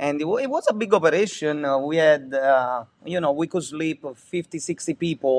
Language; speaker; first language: English; non-native, fluent; Italian